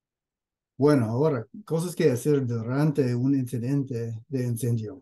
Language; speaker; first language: Spanish; non-native, fluent; English